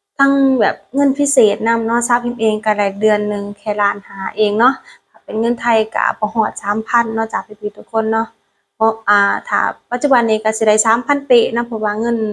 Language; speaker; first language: Thai; non-native, learner; Lao